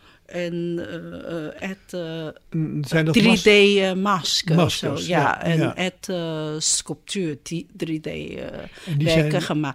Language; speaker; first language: Dutch; non-native, learner; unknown